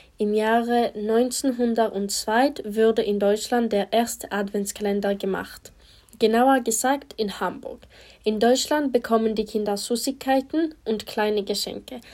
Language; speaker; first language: German; non-native, learner; Polish